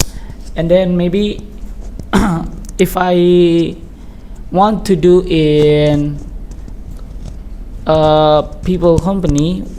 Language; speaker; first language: English; non-native, learner; Indonesian